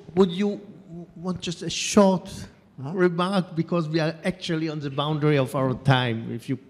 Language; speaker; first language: English; non-native, fluent; Hebrew